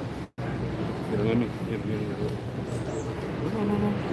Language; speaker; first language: Spanish; non-native, learner; English